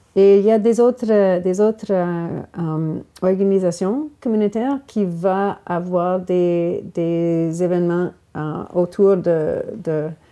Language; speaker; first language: French; non-native, local second language; English